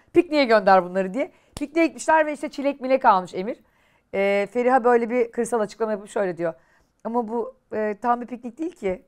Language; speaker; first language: Turkish; native; Turkish